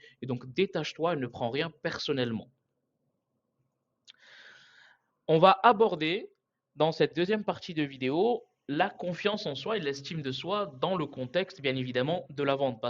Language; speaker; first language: French; native; French